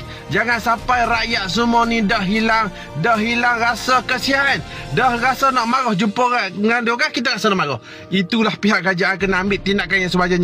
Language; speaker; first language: Malay; native; Malay